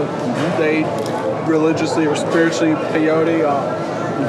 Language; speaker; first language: English; native; English